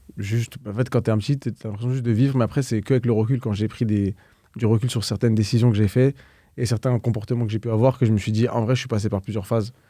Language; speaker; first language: French; native; French